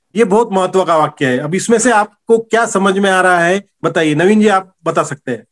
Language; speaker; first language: Hindi; non-native, local second language; Marathi